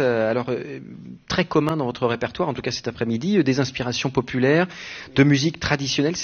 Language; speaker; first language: French; native; French